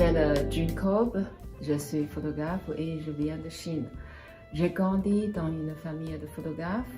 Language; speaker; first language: French; non-native, fluent; Chinese